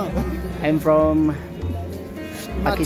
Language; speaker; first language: English; non-native, learner; Indonesian